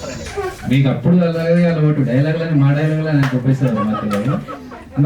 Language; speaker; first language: Telugu; native; Telugu